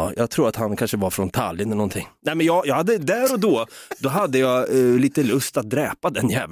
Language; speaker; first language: Swedish; native; Swedish